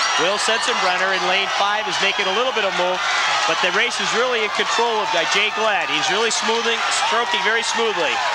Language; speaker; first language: English; native; English